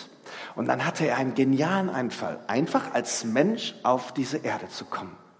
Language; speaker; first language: German; native; German